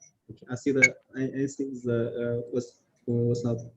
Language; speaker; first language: English; non-native, learner; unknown